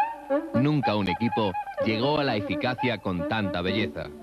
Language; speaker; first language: Spanish; native; Spanish